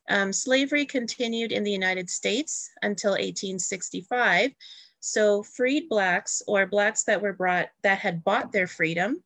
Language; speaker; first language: English; native; English